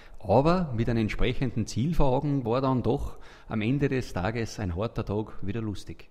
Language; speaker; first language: German; native; German